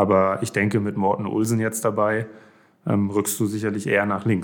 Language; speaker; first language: German; native; German